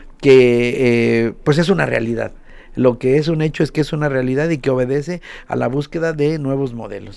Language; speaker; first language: Spanish; native; Spanish